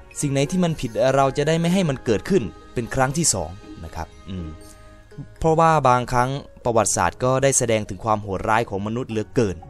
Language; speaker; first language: Thai; native; Thai